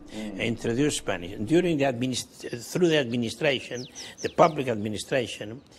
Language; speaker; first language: English; non-native, fluent; Catalan